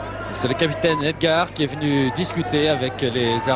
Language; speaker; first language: French; native; French